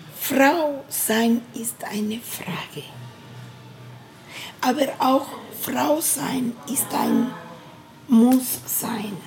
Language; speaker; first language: German; non-native, learner; Spanish